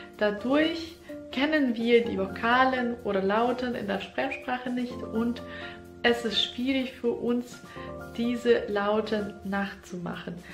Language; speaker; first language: German; non-native, fluent; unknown